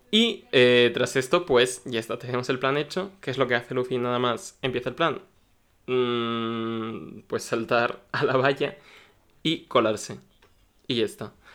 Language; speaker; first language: Spanish; early bilingual, other home language; Russian